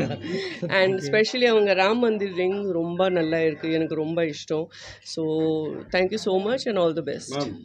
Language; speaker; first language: Tamil; non-native, fluent; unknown